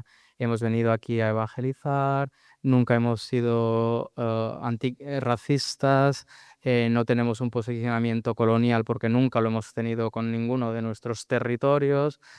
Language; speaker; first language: Spanish; native; Spanish